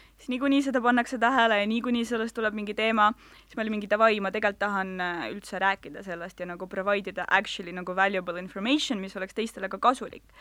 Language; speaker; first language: Estonian; non-native, local second language; Russian